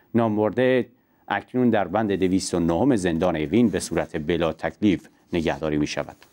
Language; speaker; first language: Persian; non-native, local second language; Central Kurdish